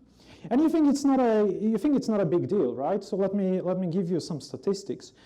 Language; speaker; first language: English; non-native, fluent; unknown